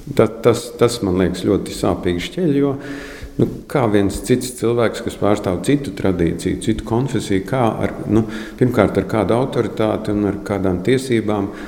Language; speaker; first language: Latvian; native; Latvian